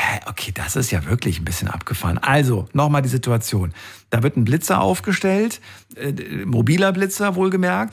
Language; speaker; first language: German; native; German